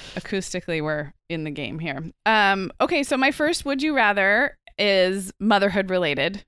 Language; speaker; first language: English; native; English